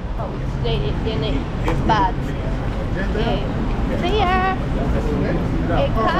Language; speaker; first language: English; non-native, learner; Spanish